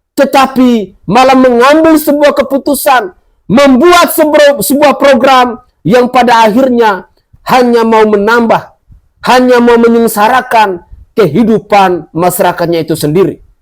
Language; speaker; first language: Indonesian; native; Indonesian